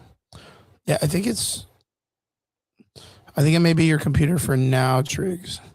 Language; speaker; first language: English; native; English